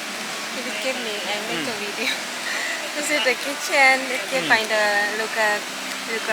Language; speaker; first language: English; non-native, learner; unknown